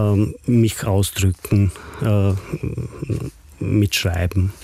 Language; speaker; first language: German; non-native, fluent; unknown